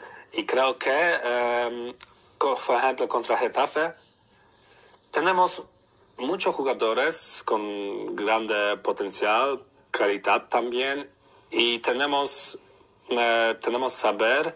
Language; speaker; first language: Spanish; non-native, learner; Polish